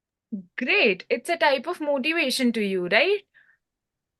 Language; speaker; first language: English; non-native, local second language; Hindi